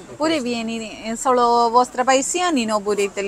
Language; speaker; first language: Italian; non-native, learner; Malayalam